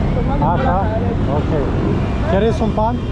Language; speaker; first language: Spanish; non-native, learner; Romanian